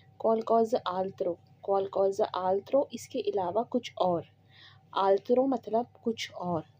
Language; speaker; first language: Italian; non-native, fluent; Urdu